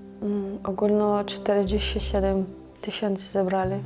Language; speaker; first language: Polish; non-native, learner; Ukrainian